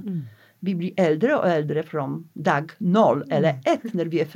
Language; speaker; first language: Swedish; non-native, fluent; Polish